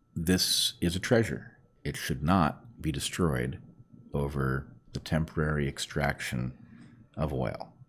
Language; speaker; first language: English; native; English